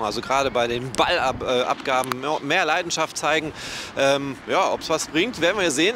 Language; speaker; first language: German; native; German